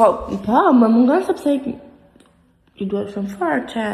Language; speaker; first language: Albanian; early bilingual, heritage; Albanian